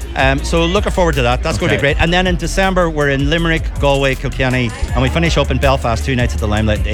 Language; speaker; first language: English; native; English